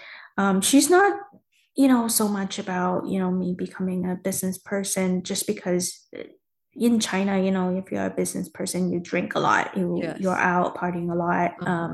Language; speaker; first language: English; non-native, fluent; Chinese